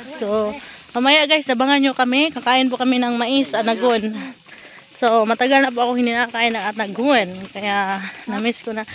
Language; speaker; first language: Filipino; non-native, local second language; Cebuano